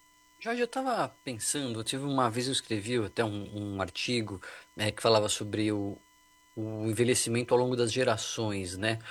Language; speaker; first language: Portuguese; native; Portuguese